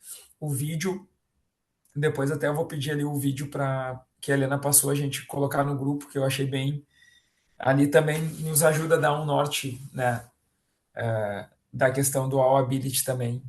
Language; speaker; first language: Portuguese; native; Portuguese